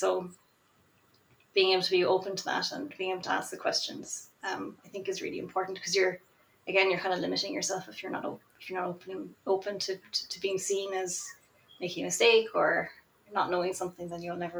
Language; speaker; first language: English; native; English